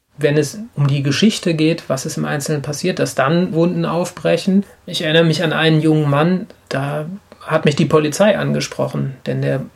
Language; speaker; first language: German; native; German